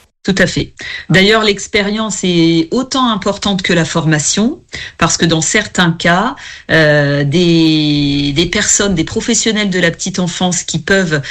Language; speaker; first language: French; native; French